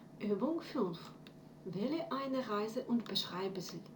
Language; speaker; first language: German; non-native, fluent; Ukrainian